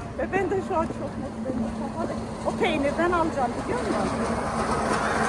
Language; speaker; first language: Turkish; early bilingual, heritage; Turkish